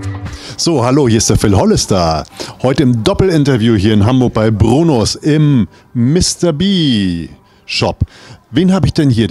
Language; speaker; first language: German; native; German